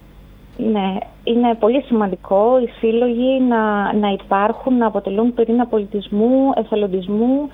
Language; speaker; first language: Greek; native; Greek